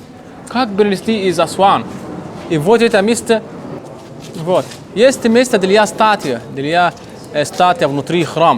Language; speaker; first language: Russian; non-native, learner; Arabic